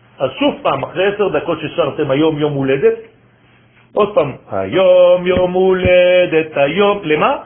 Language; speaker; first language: Hebrew; non-native, fluent; French